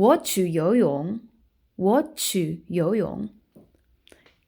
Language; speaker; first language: Chinese; non-native, fluent; English